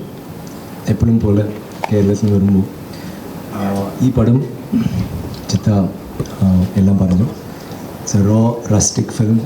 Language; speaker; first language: Malayalam; non-native, local second language; Tamil